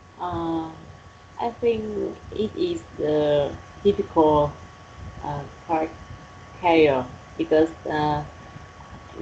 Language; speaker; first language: English; non-native, learner; Vietnamese